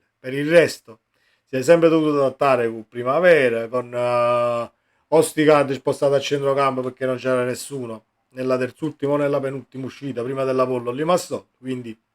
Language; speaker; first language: Italian; native; Italian